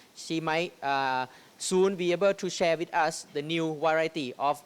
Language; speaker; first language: English; non-native, fluent; Thai